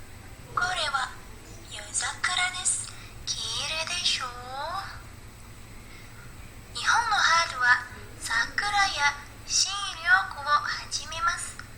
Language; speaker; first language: Japanese; non-native, learner; Indonesian